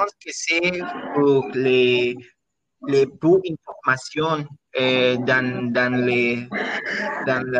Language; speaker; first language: French; non-native, learner; Spanish